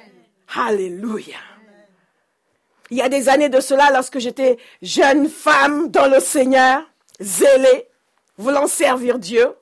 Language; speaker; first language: French; non-native, fluent; English